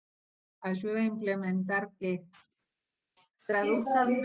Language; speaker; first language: Spanish; native; Spanish